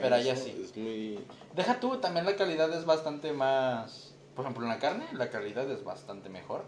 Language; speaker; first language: Spanish; native; Spanish